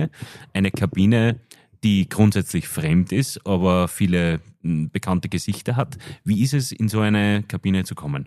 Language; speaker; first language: German; native; German